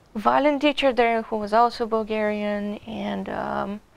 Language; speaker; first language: English; non-native, fluent; Bulgarian